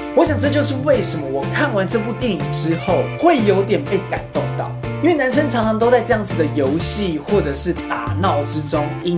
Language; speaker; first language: Chinese; native; Chinese